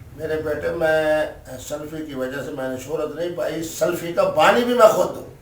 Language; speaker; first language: Urdu; non-native, local second language; Saraiki